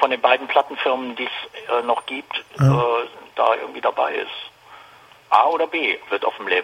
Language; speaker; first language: German; native; German